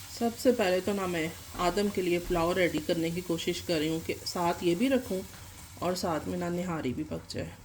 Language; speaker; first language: Urdu; non-native, local second language; Punjabi